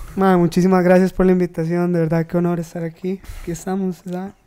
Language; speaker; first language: Spanish; native; Spanish